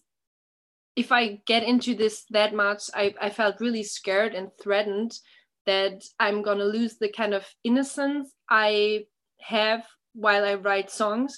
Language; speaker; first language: English; non-native, fluent; German